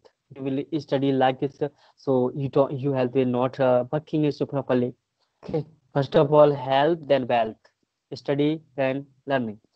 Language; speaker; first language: English; non-native, fluent; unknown